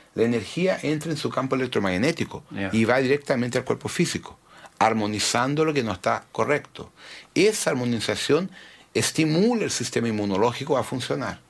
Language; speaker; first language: Spanish; early bilingual, heritage; Spanish